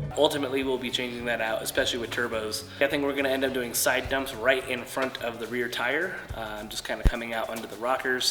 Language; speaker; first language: English; native; English